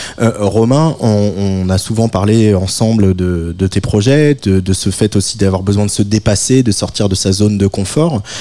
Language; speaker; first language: French; native; French